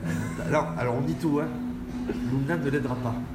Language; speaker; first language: French; native; French